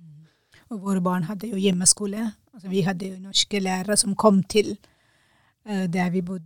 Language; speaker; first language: Norwegian; non-native, fluent; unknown